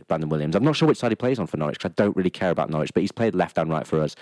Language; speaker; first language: English; native; English